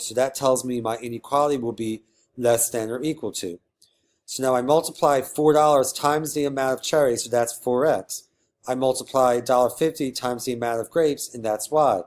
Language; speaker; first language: English; native; English